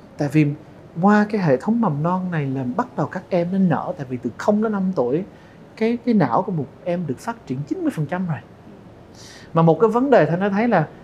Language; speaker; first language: Vietnamese; early bilingual, heritage; Vietnamese